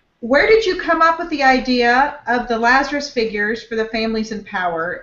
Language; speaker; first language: English; native; English